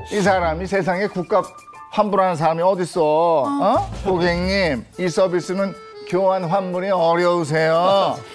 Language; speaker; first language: Korean; native; Korean